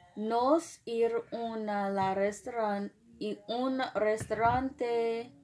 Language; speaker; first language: Spanish; non-native, learner; English